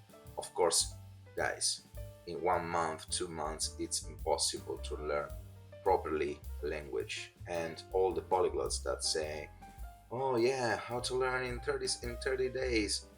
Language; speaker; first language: English; non-native, fluent; Italian